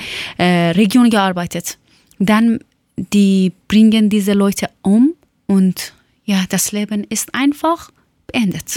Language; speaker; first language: German; non-native, learner; Persian